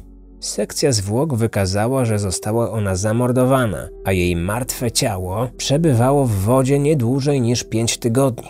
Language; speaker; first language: Polish; native; Polish